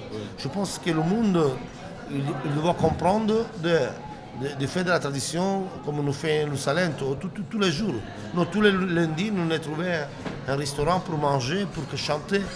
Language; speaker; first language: French; non-native, learner; Italian